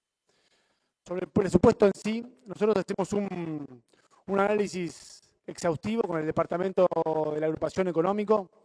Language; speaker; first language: Spanish; native; Spanish